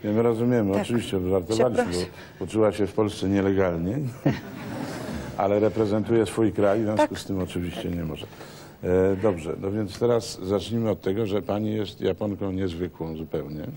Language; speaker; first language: Polish; native; Polish